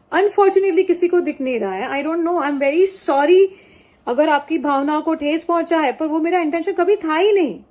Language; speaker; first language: Hindi; non-native, local second language; Gujarati